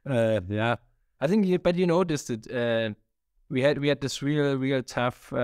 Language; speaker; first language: English; non-native, fluent; German